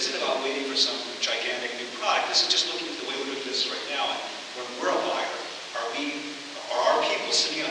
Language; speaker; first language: English; native; English